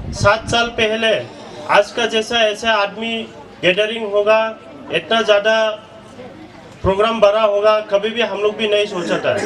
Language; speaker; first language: Hindi; non-native, local second language; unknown